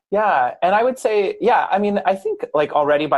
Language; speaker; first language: English; native; English